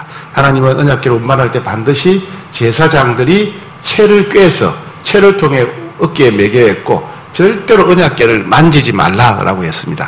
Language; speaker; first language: Korean; native; Korean